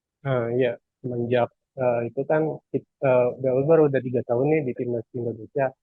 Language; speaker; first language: Indonesian; native; Indonesian